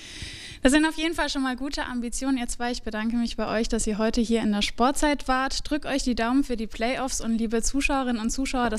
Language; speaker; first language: German; native; German